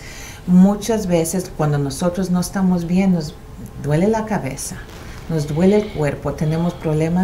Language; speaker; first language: Spanish; early bilingual, heritage; Spanish